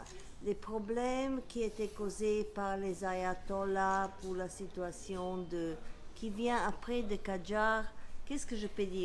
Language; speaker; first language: French; non-native, fluent; Serbian